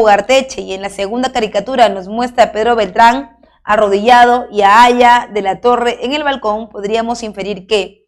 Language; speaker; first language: Spanish; native; Spanish